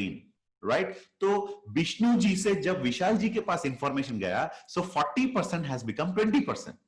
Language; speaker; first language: Hindi; native; Hindi